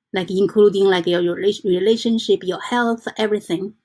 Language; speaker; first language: English; non-native, learner; Chinese